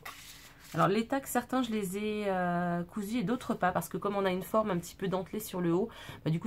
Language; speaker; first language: French; native; French